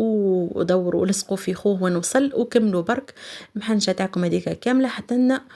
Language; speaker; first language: Arabic; native; Arabic